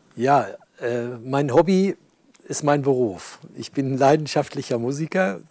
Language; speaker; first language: German; native; German